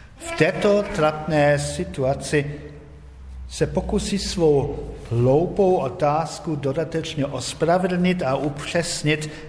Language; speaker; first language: Czech; non-native, fluent; German